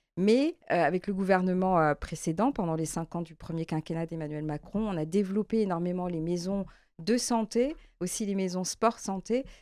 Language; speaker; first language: French; native; French